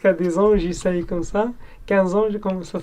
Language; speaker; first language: French; non-native, learner; Arabic